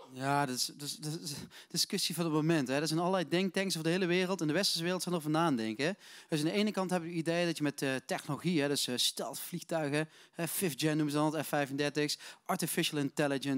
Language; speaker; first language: Dutch; native; Dutch